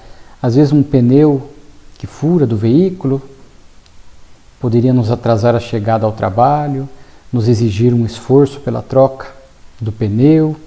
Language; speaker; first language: Portuguese; native; Portuguese